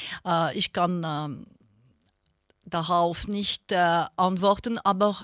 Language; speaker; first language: German; non-native, local second language; French